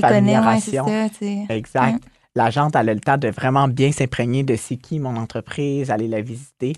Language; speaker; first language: French; native; French